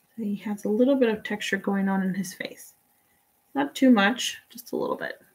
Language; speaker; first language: English; non-native, fluent; Spanish